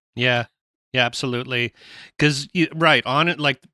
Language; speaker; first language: English; native; English